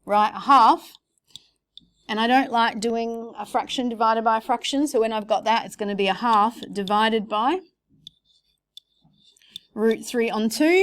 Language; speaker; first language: English; native; English